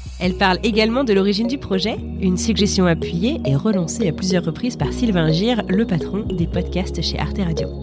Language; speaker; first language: French; native; French